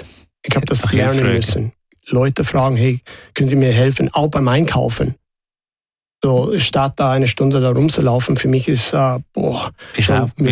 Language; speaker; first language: German; non-native, fluent; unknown